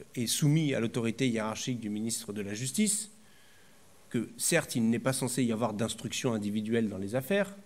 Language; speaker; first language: French; native; French